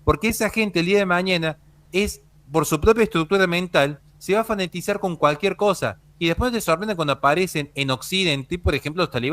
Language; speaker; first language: Spanish; native; Spanish